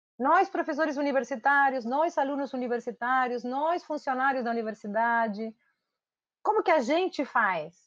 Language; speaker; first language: Portuguese; non-native, fluent; Spanish